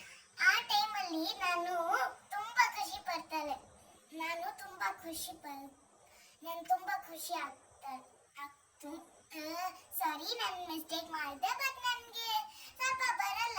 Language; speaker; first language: Kannada; non-native, local second language; Hindi